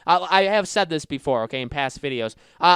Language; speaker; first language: English; native; English